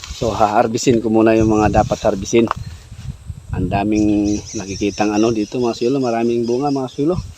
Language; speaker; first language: Filipino; non-native, local second language; Cebuano